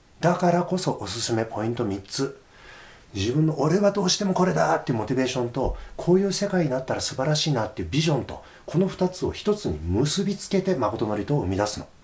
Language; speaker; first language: Japanese; native; Japanese